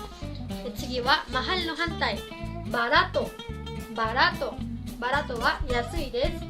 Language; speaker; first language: Japanese; non-native, fluent; Filipino